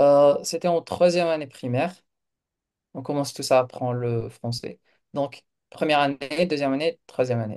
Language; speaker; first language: French; non-native, local second language; Kabyle